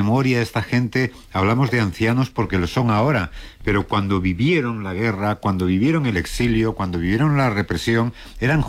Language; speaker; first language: Spanish; native; Spanish